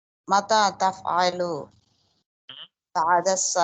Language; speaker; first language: Arabic; non-native, learner; Tamil